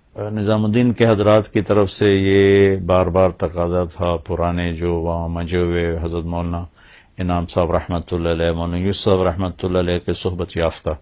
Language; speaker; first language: Urdu; non-native, local second language; Punjabi